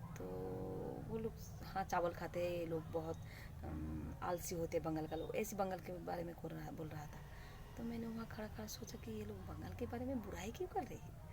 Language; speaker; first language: Hindi; non-native, local second language; Bangla